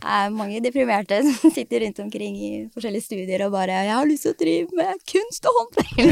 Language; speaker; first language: Norwegian; early bilingual, other home language; Somali